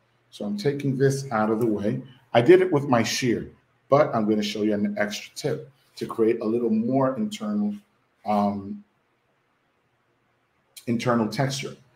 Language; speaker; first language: English; non-native, local second language; Spanish